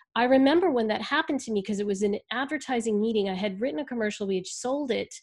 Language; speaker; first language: English; early bilingual, other home language; Hindi